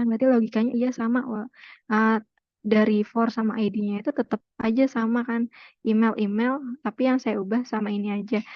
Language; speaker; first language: Indonesian; native; Indonesian